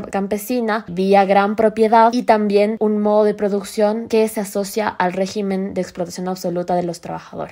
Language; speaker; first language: Spanish; native; Spanish